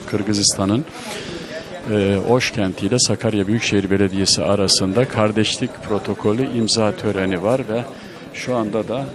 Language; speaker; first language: Turkish; native; Turkish